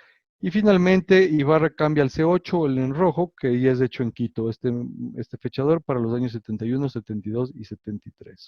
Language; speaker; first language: Spanish; native; Spanish